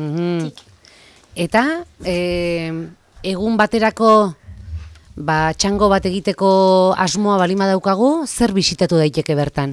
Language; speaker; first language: Basque; native; Basque